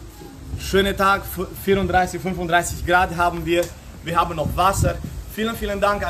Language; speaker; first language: German; non-native, fluent; Romanian